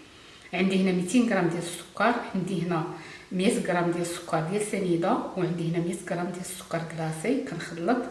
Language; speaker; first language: Arabic; native; Arabic